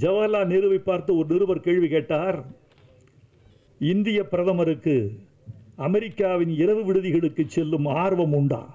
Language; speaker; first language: Tamil; native; Tamil